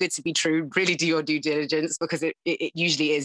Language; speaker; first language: English; native; English